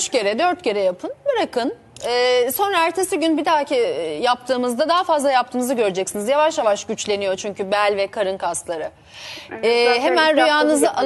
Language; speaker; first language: Turkish; native; Turkish